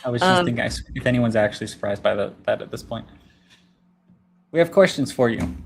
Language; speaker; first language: English; native; English